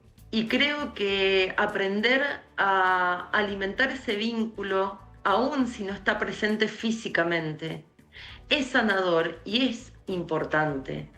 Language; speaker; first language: Spanish; native; Spanish